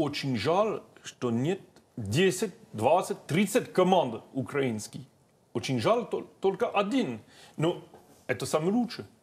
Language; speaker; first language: Russian; non-native, learner; French